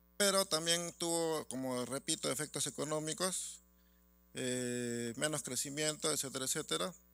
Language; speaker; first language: Spanish; native; Spanish